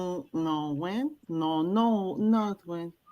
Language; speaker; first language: English; non-native, learner; French